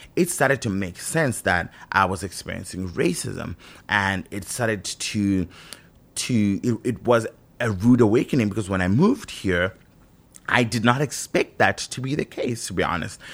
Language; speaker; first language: English; non-native, local second language; Shona